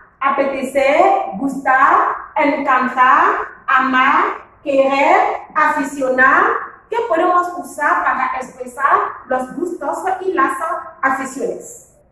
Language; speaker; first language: Spanish; non-native, fluent; French